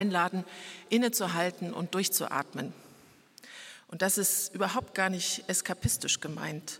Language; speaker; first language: German; native; German